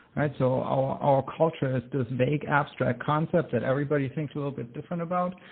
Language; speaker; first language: English; non-native, fluent; German